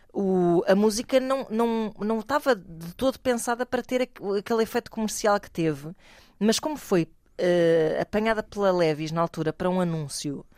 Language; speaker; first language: Portuguese; native; Portuguese